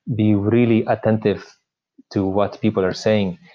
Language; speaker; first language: English; non-native, fluent; Slovenian